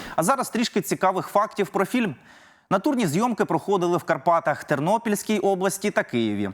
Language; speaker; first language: Ukrainian; native; Ukrainian